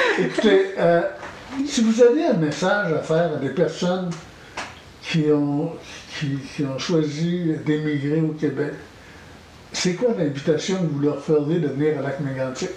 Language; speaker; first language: French; native; French